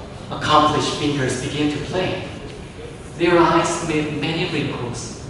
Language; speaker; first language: English; non-native, fluent; Korean